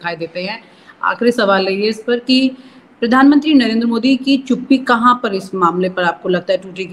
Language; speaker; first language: Hindi; native; Hindi